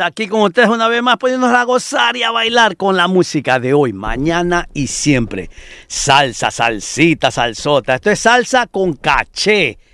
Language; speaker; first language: Spanish; native; Spanish